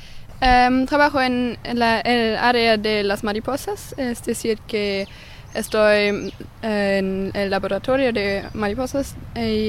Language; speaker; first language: Spanish; non-native, fluent; German